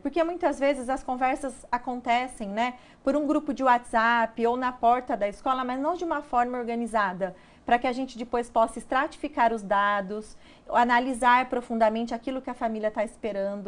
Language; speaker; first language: Portuguese; native; Portuguese